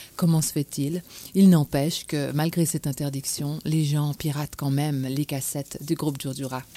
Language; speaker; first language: French; native; French